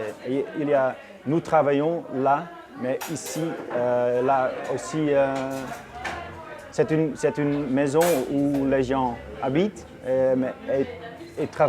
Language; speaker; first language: French; non-native, learner; Dutch